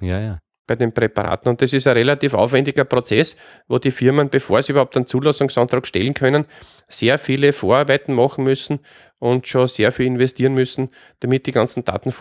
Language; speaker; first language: German; native; German